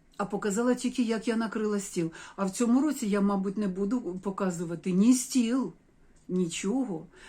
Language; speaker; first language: Ukrainian; non-native, local second language; Russian